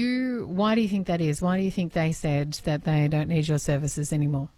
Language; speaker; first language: English; native; English